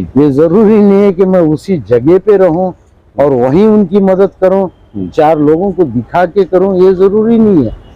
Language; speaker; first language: Hindi; non-native, local second language; Urdu